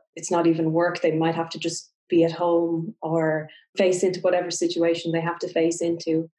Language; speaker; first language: English; native; English